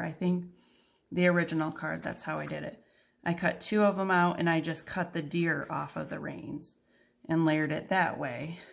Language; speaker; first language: English; native; English